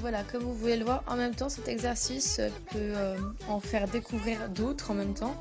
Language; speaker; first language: French; native; French